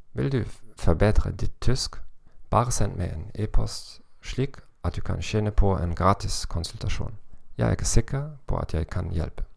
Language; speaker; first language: Norwegian; non-native, learner; German